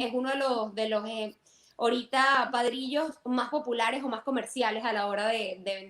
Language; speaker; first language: Spanish; native; Spanish